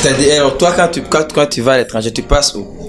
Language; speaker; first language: French; non-native, local second language; Rundi